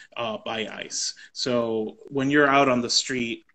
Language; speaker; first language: English; native; English